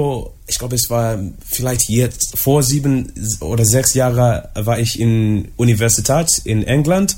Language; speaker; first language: German; non-native, learner; English